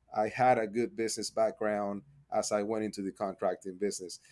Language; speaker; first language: English; non-native, fluent; Spanish